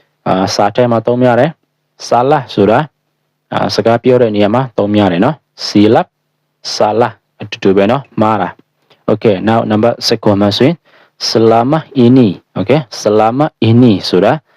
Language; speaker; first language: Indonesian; non-native, fluent; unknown